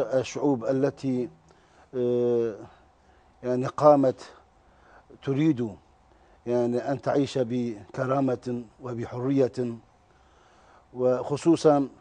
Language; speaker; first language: Arabic; non-native, fluent; Turkish